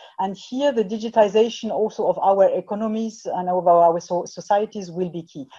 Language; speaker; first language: English; non-native, fluent; French